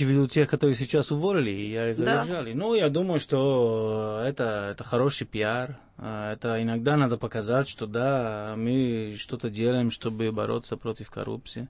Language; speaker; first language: Russian; non-native, fluent; Italian